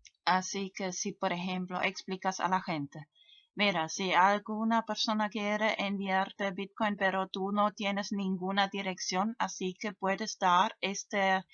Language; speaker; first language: Spanish; non-native, fluent; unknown